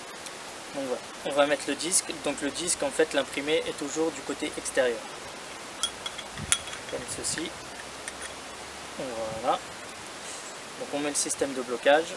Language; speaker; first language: French; native; French